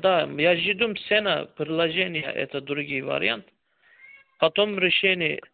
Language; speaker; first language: Russian; non-native, learner; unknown